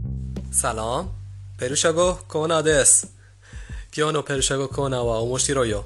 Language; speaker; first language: Japanese; non-native, fluent; Persian